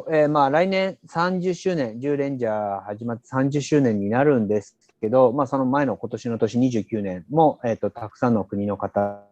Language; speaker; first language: Japanese; native; Japanese